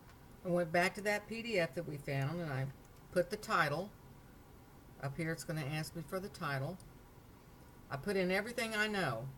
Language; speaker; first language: English; native; English